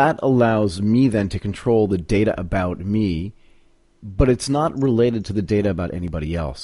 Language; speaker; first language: English; native; English